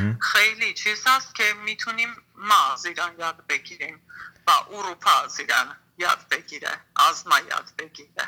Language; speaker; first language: Persian; non-native, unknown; Armenian